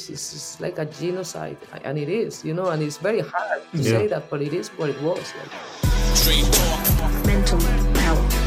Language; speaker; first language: English; non-native, fluent; Spanish